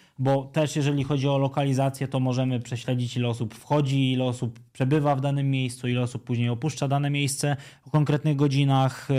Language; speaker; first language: Polish; native; Polish